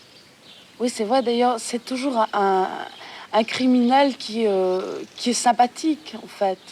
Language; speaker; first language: French; native; French